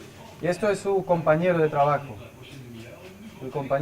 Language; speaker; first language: Spanish; non-native, learner; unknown